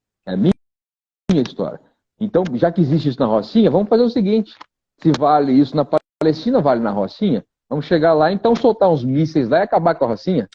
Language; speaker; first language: Portuguese; native; Portuguese